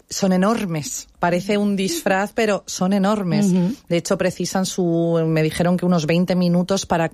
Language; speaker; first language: Spanish; native; Spanish